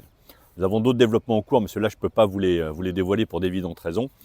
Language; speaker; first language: French; native; French